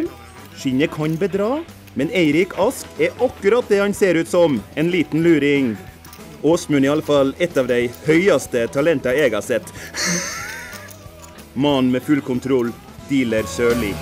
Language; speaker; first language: Norwegian; native; Norwegian